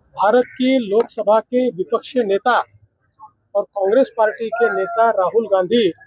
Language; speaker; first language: Hindi; non-native, local second language; Marathi